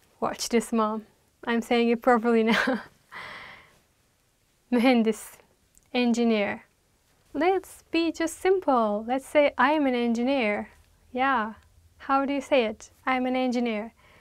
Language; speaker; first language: English; non-native, fluent; Turkish